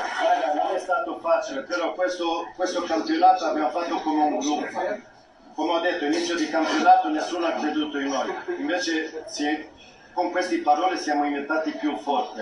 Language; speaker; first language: Italian; non-native, fluent; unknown